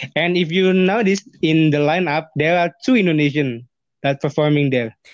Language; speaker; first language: English; non-native, fluent; Indonesian